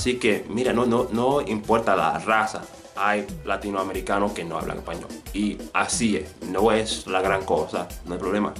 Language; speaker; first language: Spanish; non-native, fluent; English